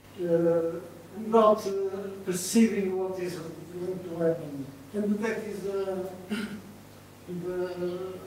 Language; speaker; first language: English; non-native, learner; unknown